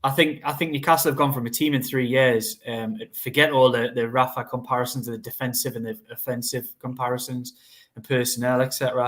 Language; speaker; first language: English; native; English